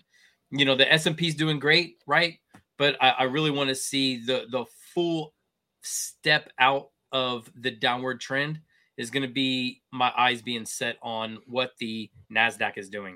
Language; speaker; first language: English; native; English